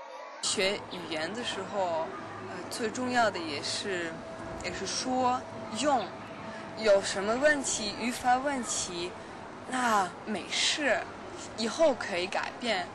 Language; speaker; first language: Chinese; non-native, learner; Danish